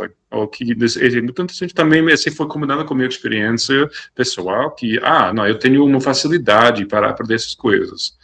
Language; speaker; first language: Portuguese; non-native, fluent; English